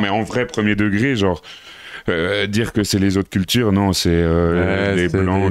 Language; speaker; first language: French; native; French